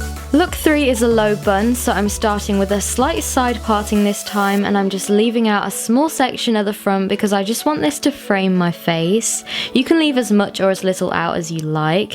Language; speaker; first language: English; native; English